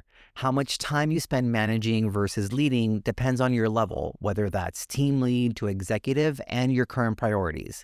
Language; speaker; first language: English; native; English